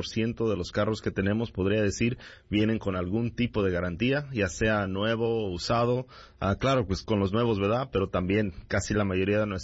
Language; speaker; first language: Spanish; early bilingual, heritage; Spanish